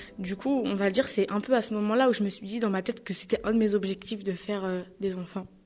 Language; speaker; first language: French; native; French